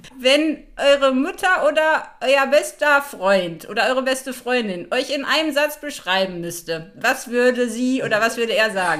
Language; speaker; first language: German; native; German